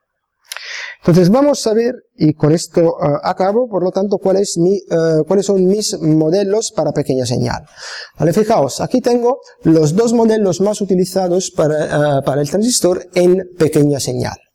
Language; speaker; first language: Spanish; non-native, fluent; Italian